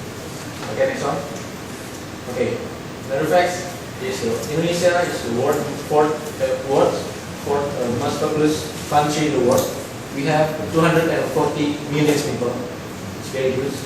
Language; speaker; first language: English; non-native, local second language; Indonesian